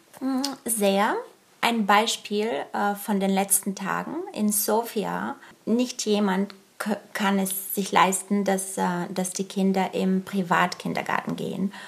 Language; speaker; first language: German; early bilingual, other home language; Bulgarian